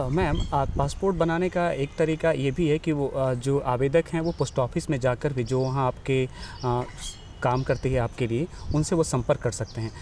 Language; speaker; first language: Hindi; native; Hindi